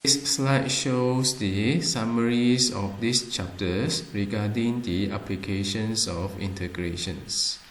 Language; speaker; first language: English; non-native, fluent; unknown